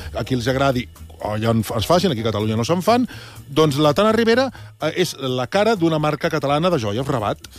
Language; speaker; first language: Catalan; native; Catalan